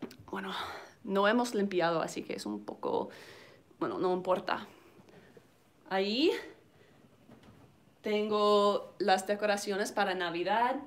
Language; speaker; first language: Spanish; non-native, learner; English